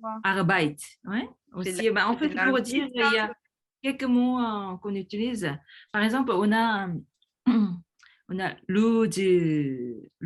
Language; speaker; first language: French; early bilingual, other home language; Korean